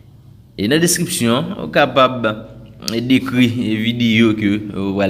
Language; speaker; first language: French; non-native, local second language; Haitian Creole